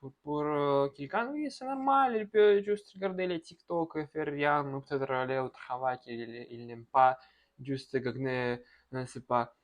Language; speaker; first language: French; non-native, learner; Russian